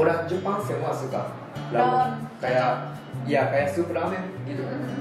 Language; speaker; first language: Indonesian; non-native, learner; Japanese